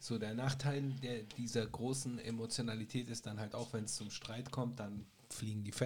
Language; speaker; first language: German; native; German